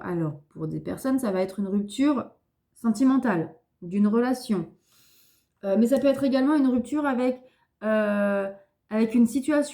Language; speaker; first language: French; native; French